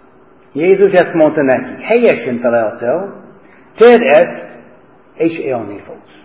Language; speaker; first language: Hungarian; non-native, learner; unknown